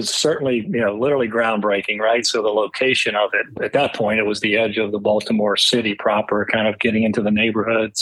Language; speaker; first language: English; native; English